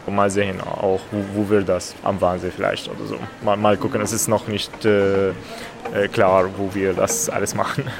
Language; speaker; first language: German; non-native, learner; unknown